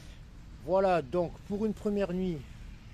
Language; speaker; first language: French; non-native, local second language; Arabic